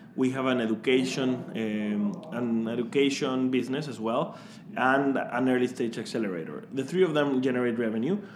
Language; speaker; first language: English; non-native, fluent; Spanish